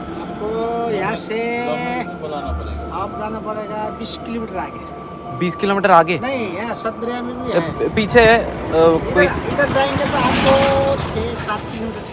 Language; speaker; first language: Hindi; non-native, local second language; Malayalam